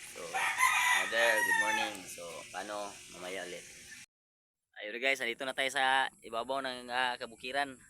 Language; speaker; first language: Filipino; non-native, local second language; Cebuano